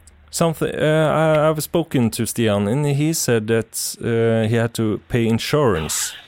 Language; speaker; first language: English; non-native, fluent; Norwegian